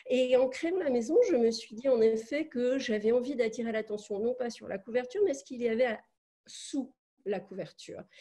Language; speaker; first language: French; native; French